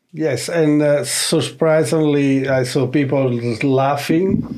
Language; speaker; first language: English; non-native, fluent; Italian